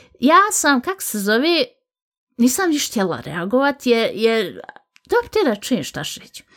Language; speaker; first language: Bosnian; early bilingual, heritage; Bosnian